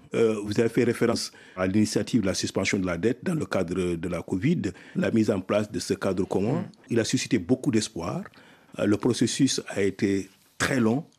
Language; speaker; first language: French; non-native, local second language; Soninke